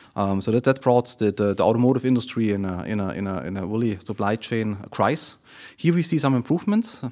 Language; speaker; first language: English; non-native, fluent; German